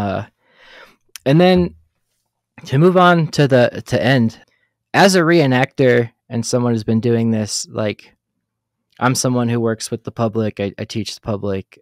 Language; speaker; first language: English; native; English